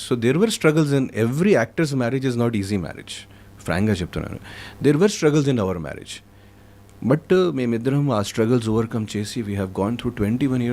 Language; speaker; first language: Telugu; non-native, fluent; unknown